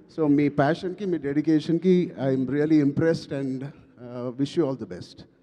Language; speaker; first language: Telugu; native; Telugu